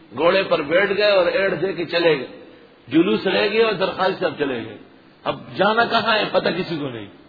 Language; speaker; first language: Urdu; non-native, local second language; Pashto